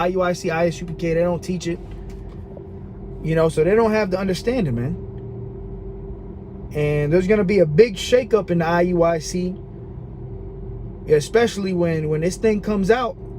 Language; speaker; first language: English; native; English